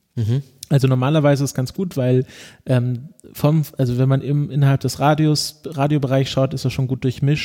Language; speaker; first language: German; native; German